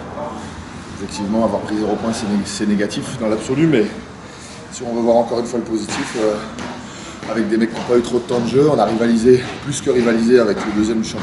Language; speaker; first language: French; native; French